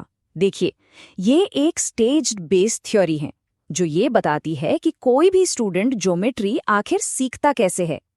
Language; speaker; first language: Hindi; native; Hindi